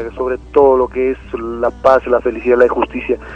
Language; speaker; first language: Spanish; native; Spanish